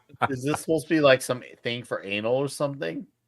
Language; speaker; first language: English; native; English